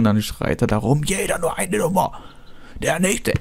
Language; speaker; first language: German; native; German